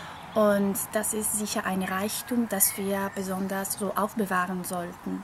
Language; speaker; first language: German; non-native, fluent; Italian